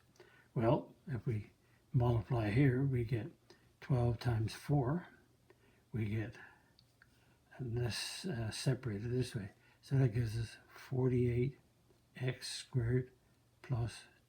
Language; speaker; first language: English; native; English